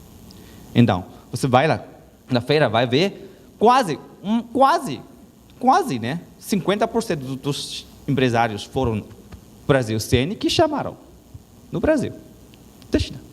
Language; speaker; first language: Portuguese; non-native, learner; Chinese